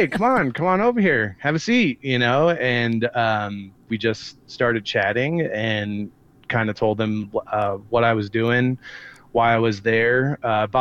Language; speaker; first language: English; native; English